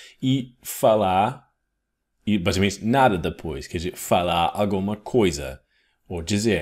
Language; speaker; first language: Portuguese; non-native, fluent; English